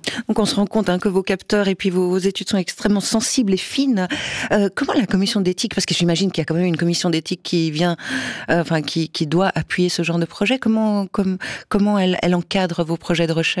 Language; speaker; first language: French; native; French